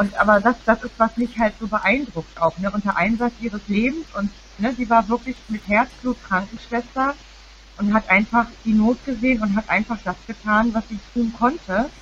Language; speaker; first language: German; native; German